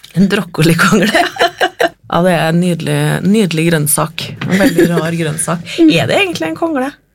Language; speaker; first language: Norwegian; native; Norwegian